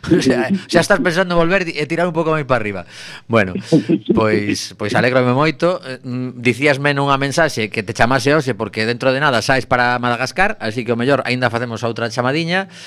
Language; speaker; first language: Galician; native; Galician